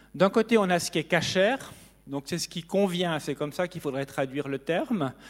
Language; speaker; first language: French; native; French